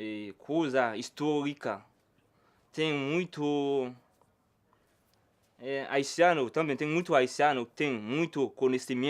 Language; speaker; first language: Portuguese; non-native, learner; Haitian Creole